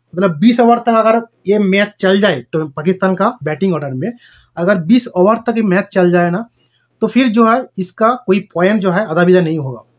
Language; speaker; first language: Hindi; non-native, local second language; Bangla